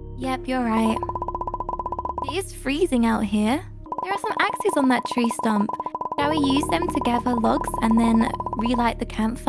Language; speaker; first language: English; native; English